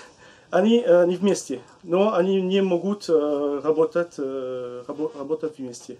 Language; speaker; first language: Russian; non-native, learner; French